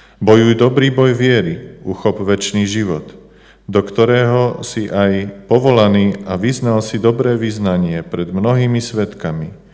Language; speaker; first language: Slovak; native; Slovak